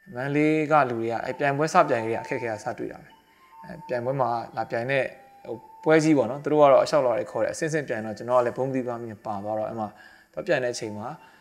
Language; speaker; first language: Burmese; non-native, local second language; Shan